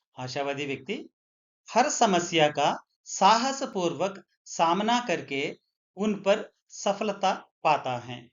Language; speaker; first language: Hindi; non-native, local second language; Telugu